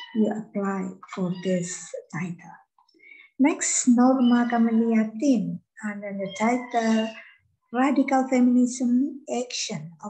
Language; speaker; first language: English; non-native, fluent; Indonesian